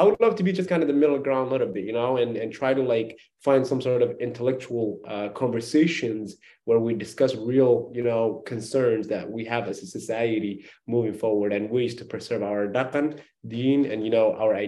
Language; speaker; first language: English; non-native, fluent; Somali